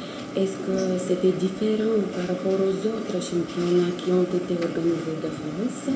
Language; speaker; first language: French; non-native, fluent; Bulgarian